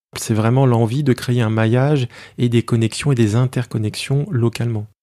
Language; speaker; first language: French; native; French